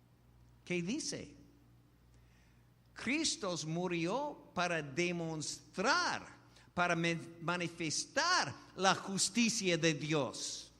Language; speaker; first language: Spanish; non-native, fluent; English